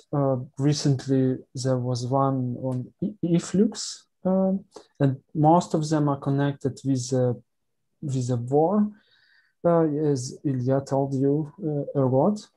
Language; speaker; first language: English; non-native, learner; Ukrainian